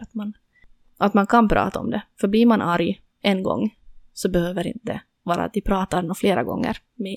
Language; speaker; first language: Swedish; native; Swedish